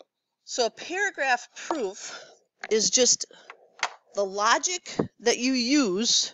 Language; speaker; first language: English; native; English